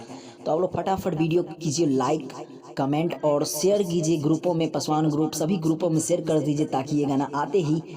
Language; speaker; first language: Hindi; non-native, local second language; Bhojpuri